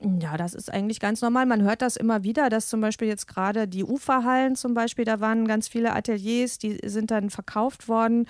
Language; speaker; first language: German; native; German